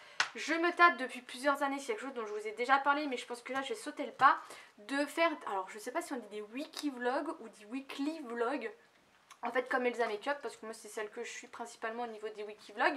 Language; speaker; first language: French; native; French